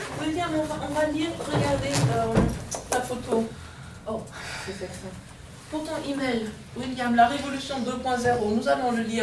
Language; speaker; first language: French; non-native, fluent; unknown